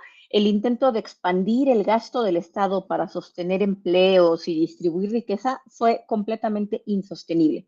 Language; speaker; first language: Spanish; native; Spanish